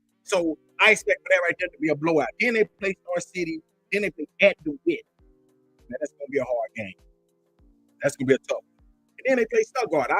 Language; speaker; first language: English; native; English